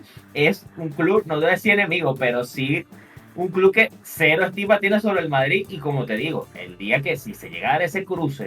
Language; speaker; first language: Spanish; native; Spanish